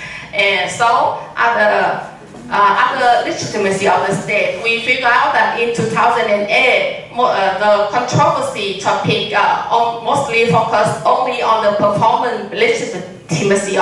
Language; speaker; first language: English; non-native, learner; Vietnamese